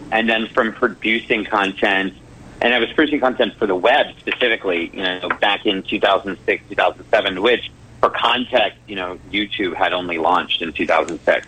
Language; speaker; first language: English; native; English